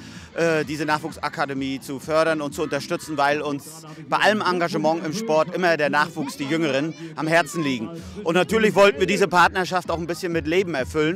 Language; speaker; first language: German; native; German